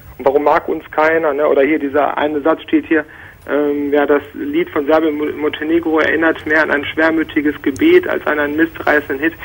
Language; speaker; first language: German; early bilingual, other home language; Croatian